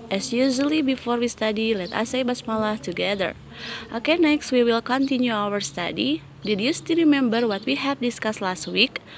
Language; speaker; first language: English; non-native, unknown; Indonesian